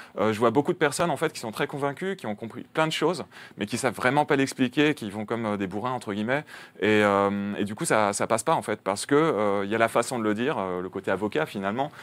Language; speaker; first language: French; native; French